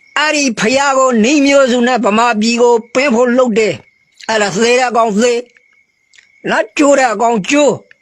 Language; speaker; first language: Burmese; native; Burmese